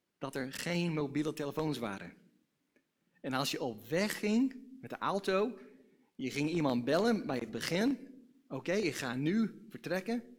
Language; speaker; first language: Dutch; non-native, fluent; English